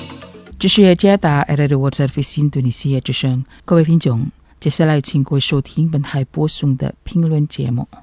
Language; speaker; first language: Chinese; non-native, fluent; Indonesian